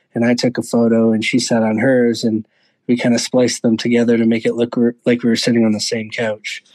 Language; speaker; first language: English; native; English